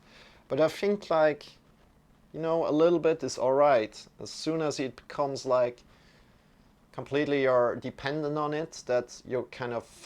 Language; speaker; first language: English; non-native, fluent; German